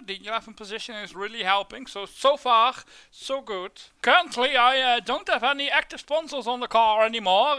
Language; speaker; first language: English; non-native, fluent; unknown